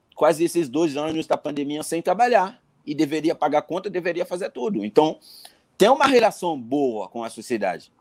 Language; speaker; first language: Portuguese; non-native, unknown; Haitian Creole